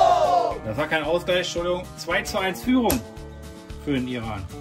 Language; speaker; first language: German; native; German